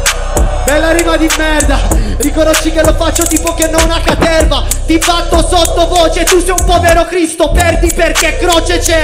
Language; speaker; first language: Italian; native; Italian